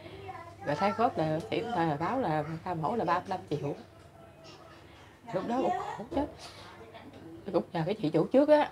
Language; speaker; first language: Vietnamese; native; Vietnamese